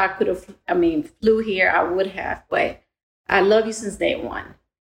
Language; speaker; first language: English; early bilingual, other home language; Spanish